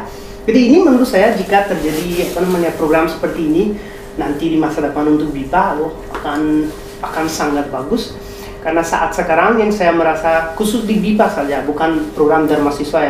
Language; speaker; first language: Indonesian; non-native, fluent; Hindi